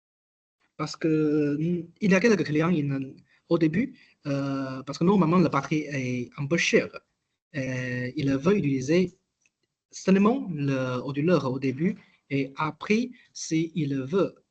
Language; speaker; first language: French; non-native, learner; Chinese